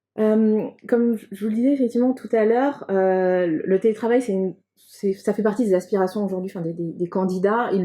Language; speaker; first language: French; native; French